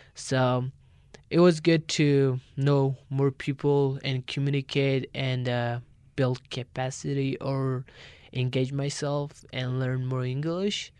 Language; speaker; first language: English; non-native, learner; Turkish